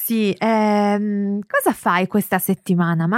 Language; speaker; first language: Italian; non-native, learner; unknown